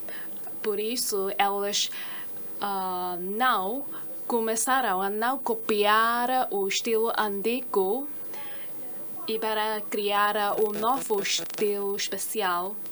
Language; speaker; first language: Portuguese; non-native, fluent; Chinese